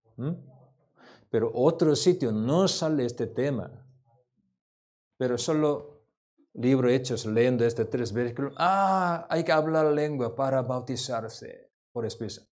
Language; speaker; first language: Spanish; non-native, learner; Korean